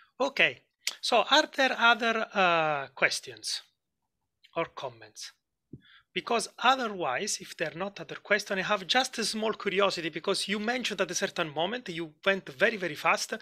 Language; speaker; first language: English; non-native, fluent; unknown